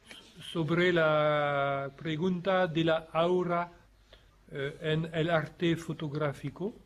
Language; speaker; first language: Spanish; non-native, learner; French